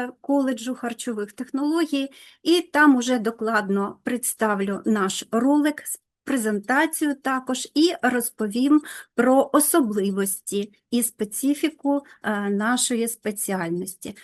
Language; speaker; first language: Ukrainian; non-native, local second language; Russian